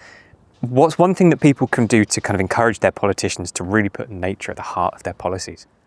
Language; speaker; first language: English; native; English